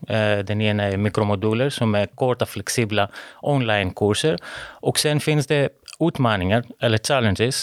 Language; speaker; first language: Swedish; non-native, fluent; Greek